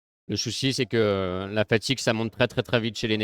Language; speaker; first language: French; native; French